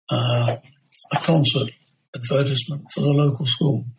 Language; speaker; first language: English; native; English